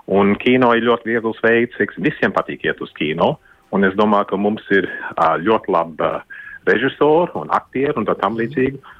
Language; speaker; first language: Latvian; early bilingual, heritage; Latvian